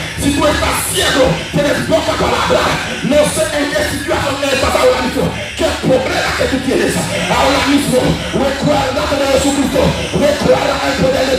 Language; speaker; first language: Spanish; non-native, learner; Haitian Creole